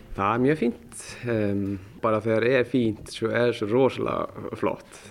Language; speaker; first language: Icelandic; early bilingual, heritage; Icelandic